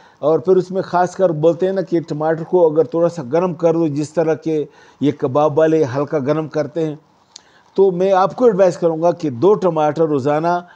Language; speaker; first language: Urdu; non-native, local second language; Pashto